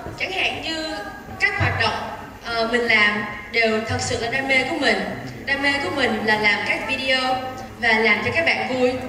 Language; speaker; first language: Vietnamese; early bilingual, heritage; Vietnamese